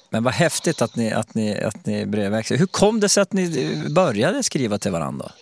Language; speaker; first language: Swedish; native; Swedish